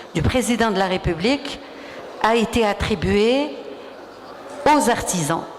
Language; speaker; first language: French; non-native, local second language; Arabic